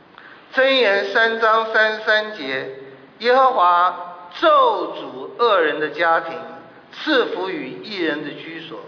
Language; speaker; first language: Chinese; native; Chinese